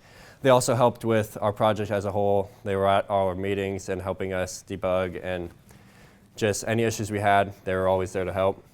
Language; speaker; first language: English; native; English